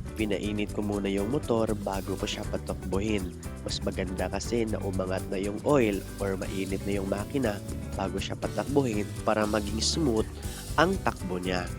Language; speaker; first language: Filipino; non-native, local second language; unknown